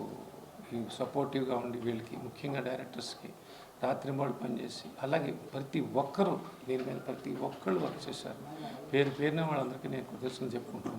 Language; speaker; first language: Telugu; native; Telugu